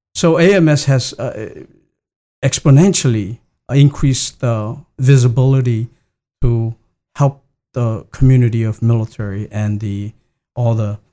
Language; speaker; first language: English; non-native, fluent; Korean